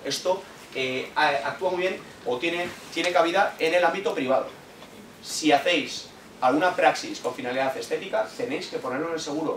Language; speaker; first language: Spanish; native; Spanish